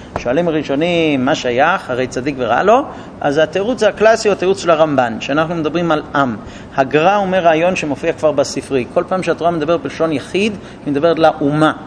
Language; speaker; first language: Hebrew; non-native, fluent; English